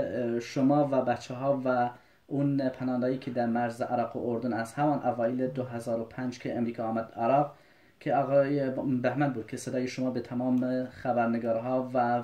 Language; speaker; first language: Persian; non-native, local second language; Kurdish